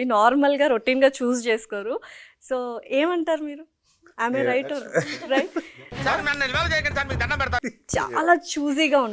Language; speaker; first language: Telugu; native; Telugu